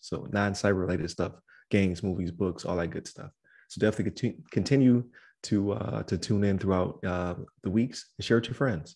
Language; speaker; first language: English; native; English